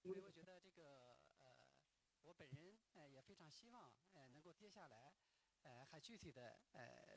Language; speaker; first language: Chinese; native; Chinese